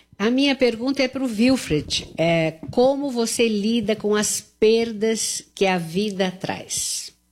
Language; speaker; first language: Portuguese; native; Portuguese